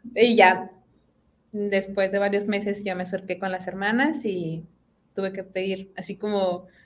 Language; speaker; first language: Spanish; native; Spanish